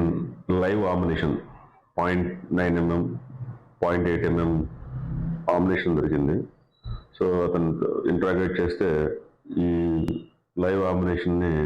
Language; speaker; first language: Telugu; native; Telugu